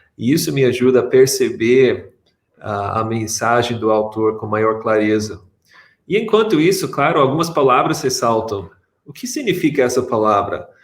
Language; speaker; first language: Portuguese; non-native, fluent; English